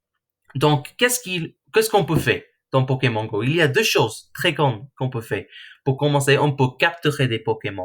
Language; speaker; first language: French; non-native, learner; English